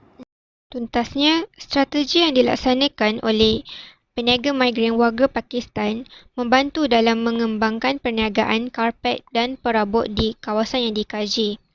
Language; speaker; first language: Malay; native; Malay